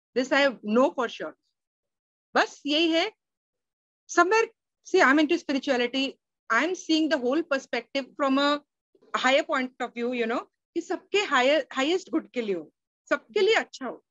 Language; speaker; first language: Hindi; native; Hindi